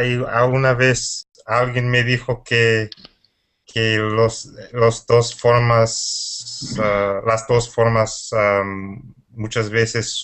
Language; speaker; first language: Spanish; non-native, fluent; English